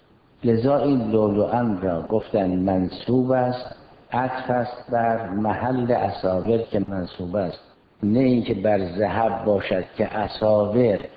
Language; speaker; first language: Persian; native; Persian